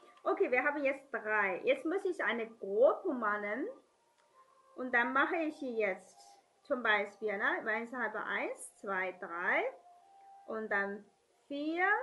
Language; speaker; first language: German; non-native, learner; Chinese